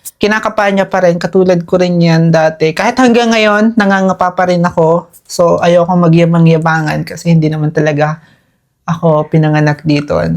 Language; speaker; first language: Filipino; native; Filipino